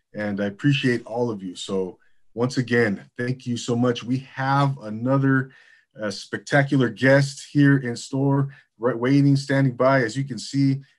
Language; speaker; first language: English; native; English